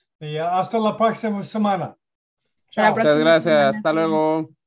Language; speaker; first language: Spanish; non-native, fluent; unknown